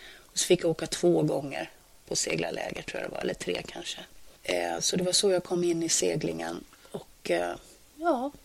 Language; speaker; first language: Swedish; native; Swedish